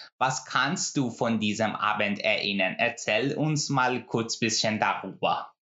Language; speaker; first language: German; non-native, fluent; Persian